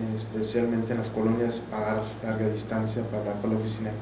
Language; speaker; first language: Spanish; early bilingual, heritage; Spanish